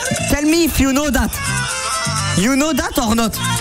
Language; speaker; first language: English; non-native, learner; French